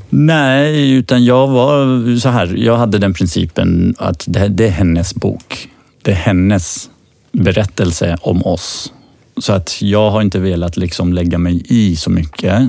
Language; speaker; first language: Swedish; early bilingual, other home language; Persian